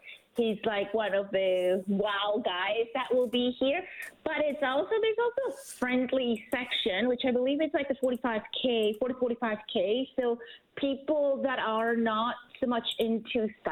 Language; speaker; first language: English; non-native, fluent; German